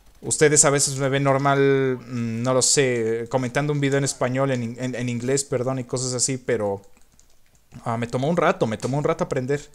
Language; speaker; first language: Spanish; native; Spanish